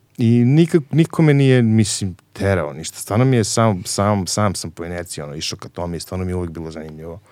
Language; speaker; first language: Serbian; native; Serbian